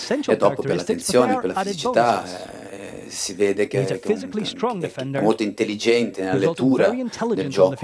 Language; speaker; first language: Italian; non-native, fluent; Portuguese